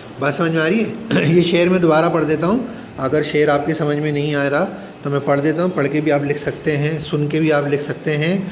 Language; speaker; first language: Urdu; native; Urdu